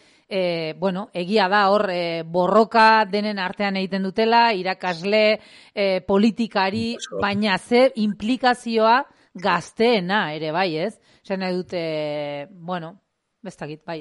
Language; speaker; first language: Basque; native; Basque